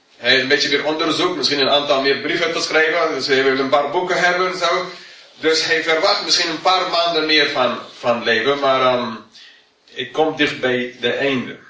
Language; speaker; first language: Dutch; non-native, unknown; English